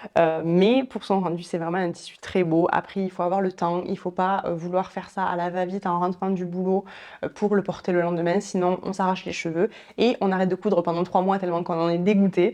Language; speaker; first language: French; native; French